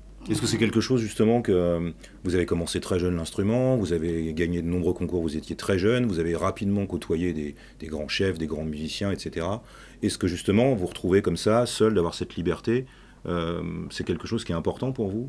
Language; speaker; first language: French; native; French